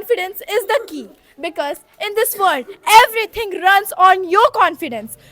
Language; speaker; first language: English; non-native, learner; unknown